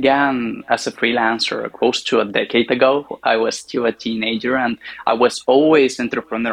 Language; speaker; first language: English; non-native, fluent; Bulgarian